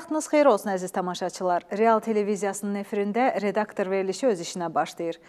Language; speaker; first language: Azerbaijani; native; Azerbaijani